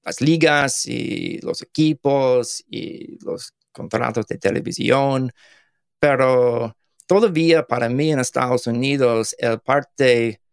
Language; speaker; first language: Spanish; non-native, learner; English